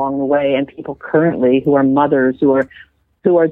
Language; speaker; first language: English; native; English